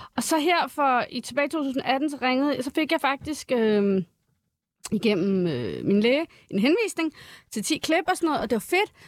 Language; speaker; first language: Danish; early bilingual, other home language; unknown